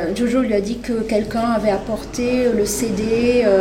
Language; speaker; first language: French; native; French